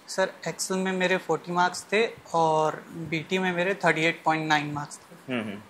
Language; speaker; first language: Hindi; native; Hindi